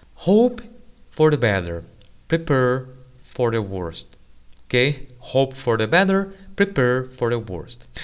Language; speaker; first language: English; non-native, fluent; Portuguese